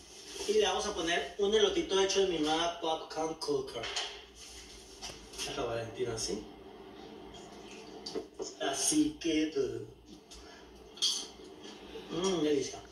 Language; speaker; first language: Spanish; native; Spanish